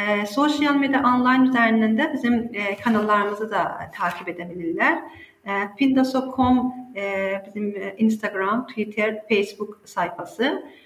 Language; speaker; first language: Turkish; non-native, fluent; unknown